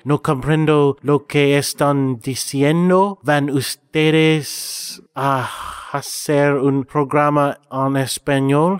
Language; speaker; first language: Spanish; non-native, learner; English